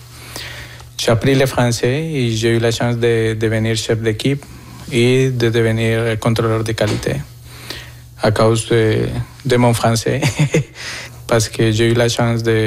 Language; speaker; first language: French; non-native, fluent; Spanish